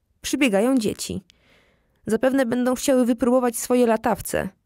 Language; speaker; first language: Polish; native; Polish